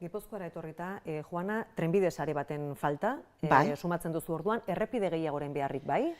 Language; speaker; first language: Basque; native; Basque